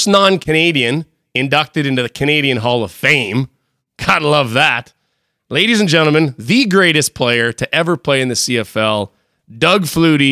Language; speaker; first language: English; native; English